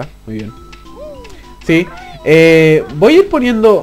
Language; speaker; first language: Spanish; native; Spanish